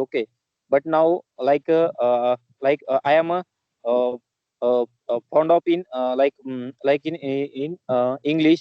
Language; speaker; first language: English; non-native, learner; Marathi